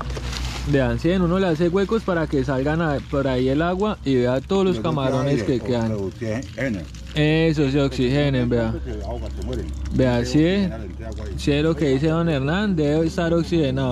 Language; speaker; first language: Spanish; native; Spanish